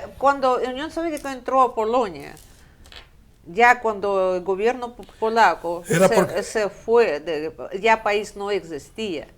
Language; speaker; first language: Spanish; non-native, fluent; Russian